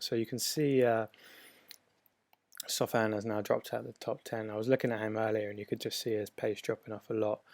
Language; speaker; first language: English; native; English